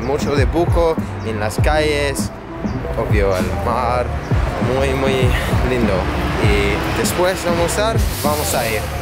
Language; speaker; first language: Spanish; non-native, learner; English